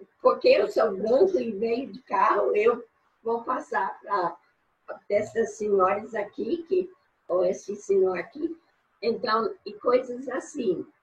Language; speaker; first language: Portuguese; non-native, fluent; English